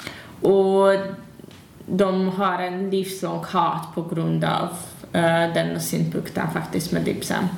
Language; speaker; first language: Swedish; non-native, learner; Hungarian